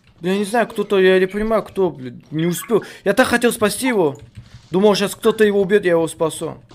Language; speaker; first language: Russian; non-native, local second language; Kumyk